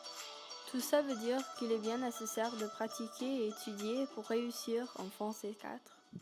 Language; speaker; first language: French; non-native, learner; English